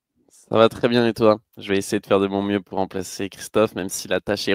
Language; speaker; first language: French; native; French